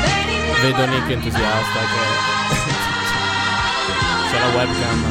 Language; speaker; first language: Italian; native; Italian